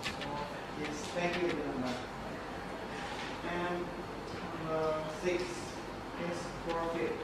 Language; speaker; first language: English; non-native, learner; Indonesian